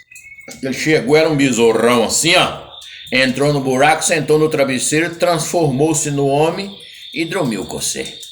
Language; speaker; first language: Portuguese; native; Portuguese